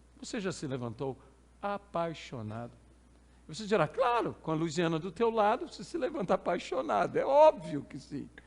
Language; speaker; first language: Portuguese; native; Portuguese